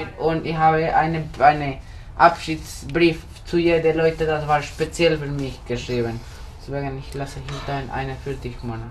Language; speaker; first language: German; non-native, learner; Spanish